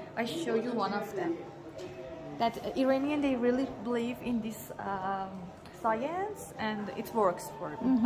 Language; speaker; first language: English; non-native, fluent; Persian